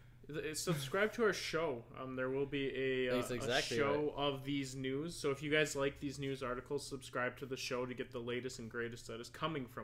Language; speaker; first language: English; native; English